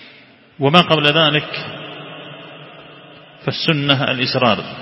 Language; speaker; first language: Arabic; native; Arabic